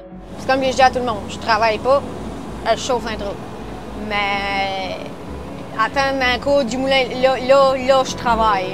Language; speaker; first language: French; native; French